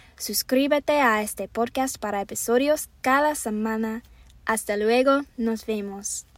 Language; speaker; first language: Spanish; non-native, fluent; English